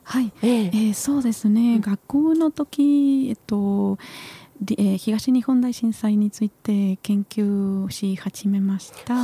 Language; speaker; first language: Japanese; non-native, learner; Spanish